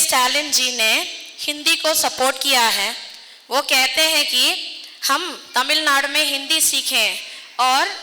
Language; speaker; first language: Hindi; non-native, local second language; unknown